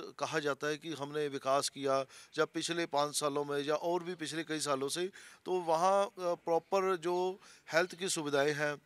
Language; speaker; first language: Hindi; non-native, local second language; Punjabi